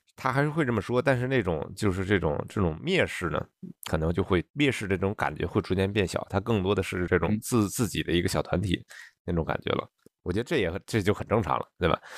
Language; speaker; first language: Chinese; native; Chinese